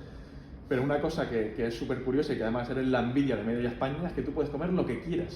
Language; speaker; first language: Spanish; native; Spanish